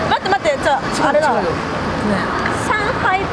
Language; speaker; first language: Japanese; native; Japanese